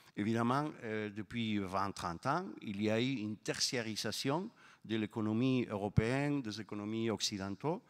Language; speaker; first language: French; non-native, fluent; Spanish